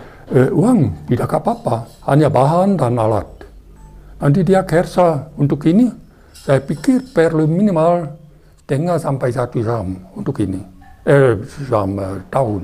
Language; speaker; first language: Indonesian; non-native, fluent; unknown